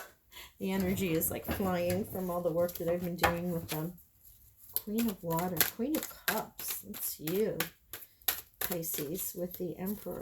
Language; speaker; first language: English; native; English